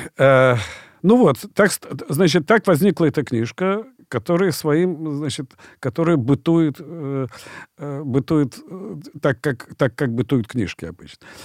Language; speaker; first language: Russian; native; Russian